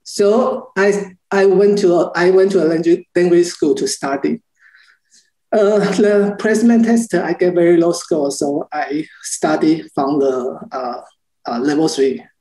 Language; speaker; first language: English; non-native, learner; Chinese